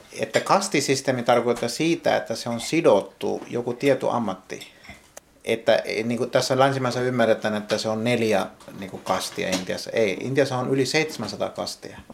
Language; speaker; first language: Finnish; non-native, learner; Hindi